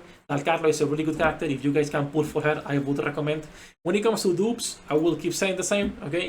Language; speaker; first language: English; non-native, fluent; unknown